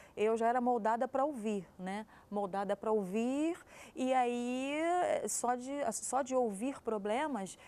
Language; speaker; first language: Portuguese; native; Portuguese